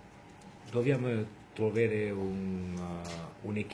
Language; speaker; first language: Italian; non-native, fluent; French